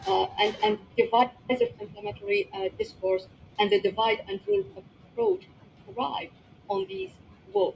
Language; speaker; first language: English; non-native, local second language; Arabic